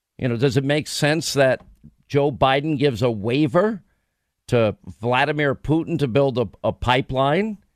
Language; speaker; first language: English; native; English